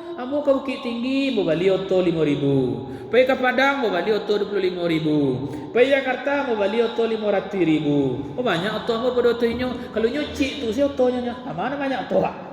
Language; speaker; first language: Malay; non-native, local second language; Minangkabau